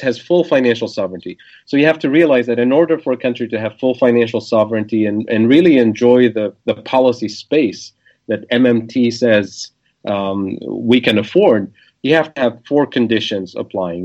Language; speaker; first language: English; non-native, fluent; Arabic